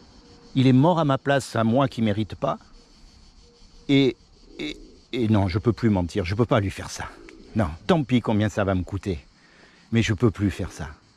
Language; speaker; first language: French; native; French